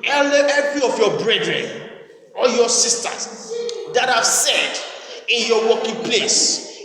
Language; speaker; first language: English; non-native, local second language; Yoruba